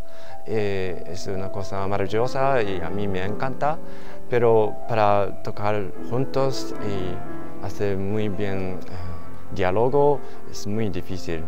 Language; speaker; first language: Spanish; non-native, learner; Japanese